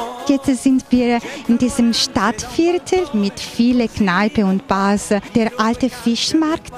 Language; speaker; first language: German; non-native, fluent; Italian